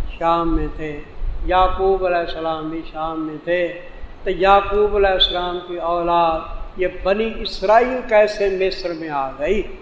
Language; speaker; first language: Urdu; non-native, local second language; Saraiki